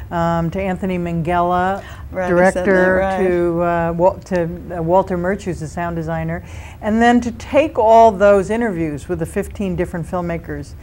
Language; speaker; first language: English; native; English